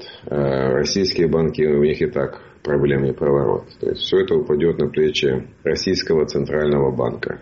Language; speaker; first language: Russian; native; Russian